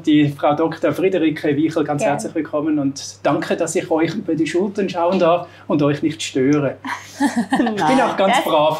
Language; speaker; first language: German; native; German